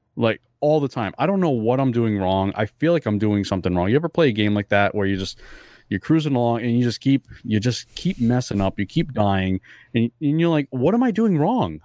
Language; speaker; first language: English; early bilingual, other home language; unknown